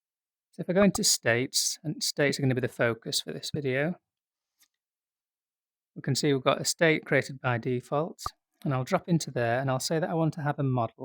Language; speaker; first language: English; native; English